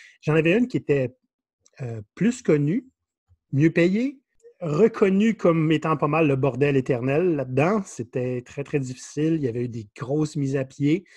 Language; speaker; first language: French; native; French